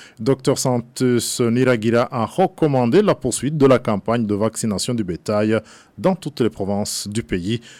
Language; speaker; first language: French; non-native, local second language; Rundi